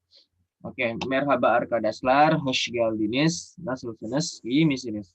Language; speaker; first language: Turkish; non-native, learner; Indonesian